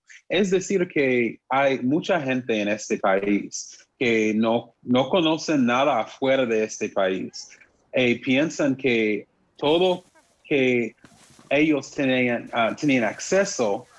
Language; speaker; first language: Spanish; non-native, fluent; English